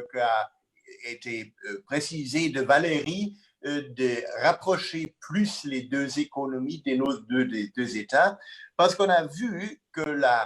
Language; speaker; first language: French; non-native, fluent; German